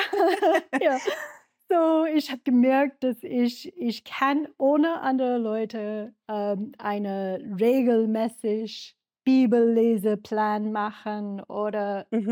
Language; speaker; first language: German; non-native, fluent; English